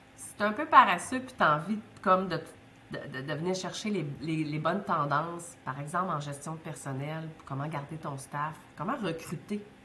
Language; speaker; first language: French; native; French